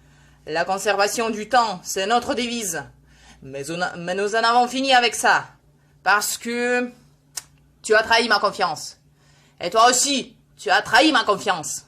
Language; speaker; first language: French; non-native, fluent; Russian